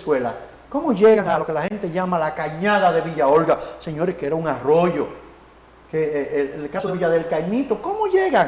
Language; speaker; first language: Spanish; native; Spanish